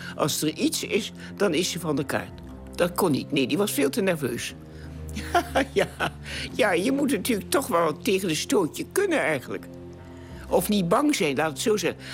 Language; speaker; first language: Dutch; native; Dutch